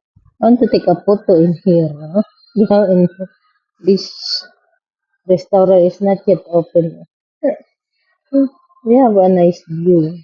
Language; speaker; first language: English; non-native, local second language; Filipino